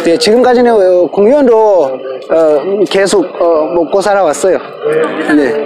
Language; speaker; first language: Korean; non-native, fluent; Tibetan